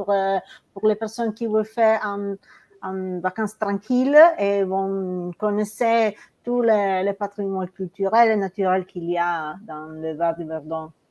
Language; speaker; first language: French; non-native, learner; Italian